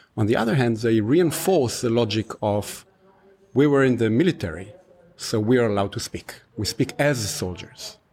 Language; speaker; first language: English; non-native, fluent; Hebrew